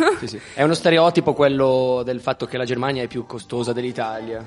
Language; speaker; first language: Italian; native; Italian